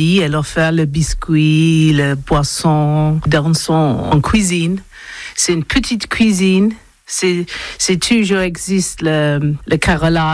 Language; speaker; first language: French; non-native, learner; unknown